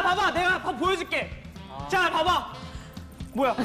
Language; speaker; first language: Korean; native; Korean